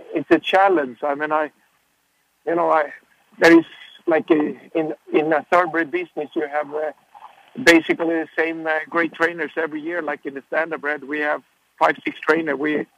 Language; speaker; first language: English; non-native, fluent; Swedish